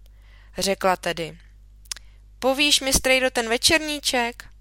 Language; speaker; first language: Czech; native; Czech